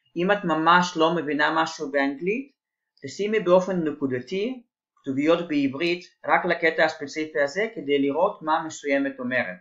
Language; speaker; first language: Hebrew; native; Hebrew